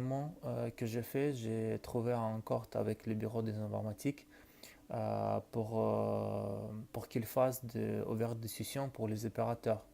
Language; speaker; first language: French; non-native, learner; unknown